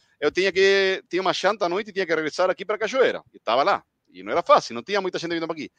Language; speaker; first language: Portuguese; non-native, fluent; Spanish